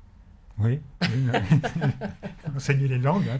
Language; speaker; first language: French; native; French